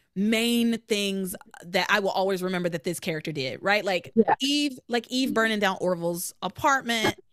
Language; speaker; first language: English; native; English